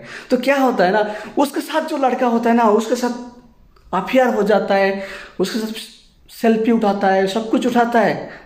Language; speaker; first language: Hindi; non-native, local second language; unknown